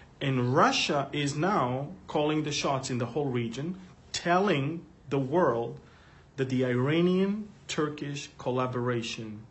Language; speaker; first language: English; non-native, fluent; Hebrew